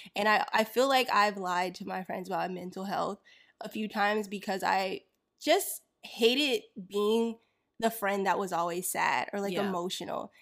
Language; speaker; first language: English; native; English